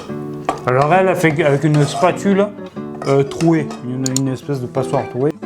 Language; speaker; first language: French; native; French